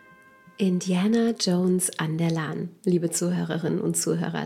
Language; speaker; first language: German; native; German